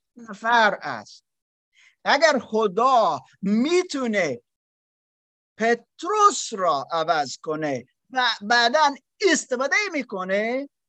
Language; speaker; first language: Persian; non-native, learner; German